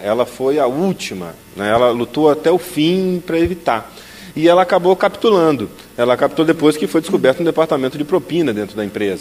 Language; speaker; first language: Portuguese; native; Portuguese